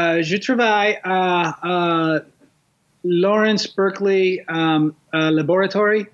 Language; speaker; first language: French; non-native, learner; English